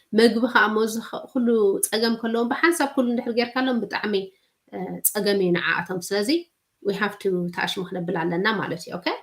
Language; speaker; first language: Tigrinya; early bilingual, heritage; Tigrinya